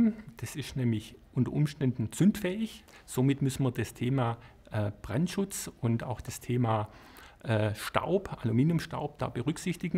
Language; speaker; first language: German; native; German